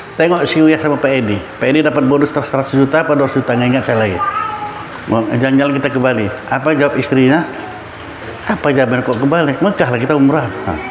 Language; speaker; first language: Indonesian; non-native, local second language; Minangkabau